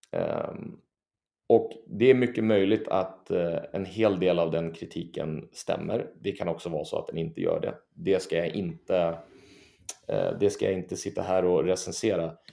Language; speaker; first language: Swedish; native; Swedish